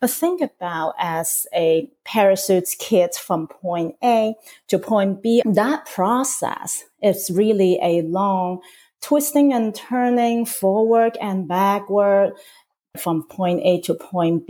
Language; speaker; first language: English; non-native, local second language; Cantonese